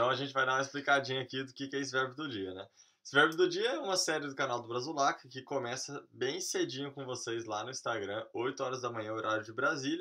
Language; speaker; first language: Portuguese; native; Portuguese